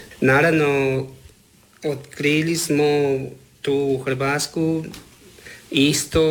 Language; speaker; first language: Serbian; non-native, learner; Spanish